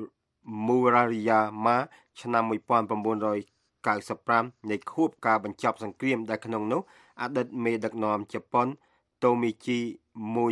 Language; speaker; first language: Khmer; native; Khmer